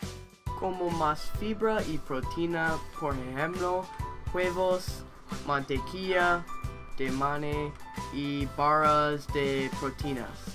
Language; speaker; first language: Spanish; non-native, learner; English